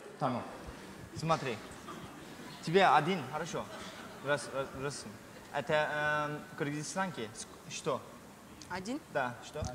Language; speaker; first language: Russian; non-native, learner; Turkish